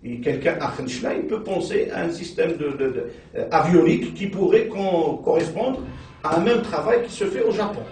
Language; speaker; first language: French; non-native, local second language; Arabic